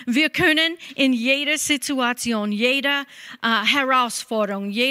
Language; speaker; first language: German; non-native, fluent; English